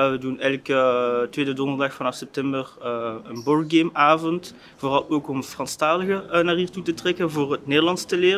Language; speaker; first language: Dutch; native; Dutch